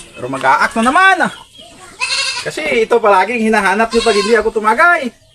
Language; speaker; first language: Filipino; non-native, local second language; Cebuano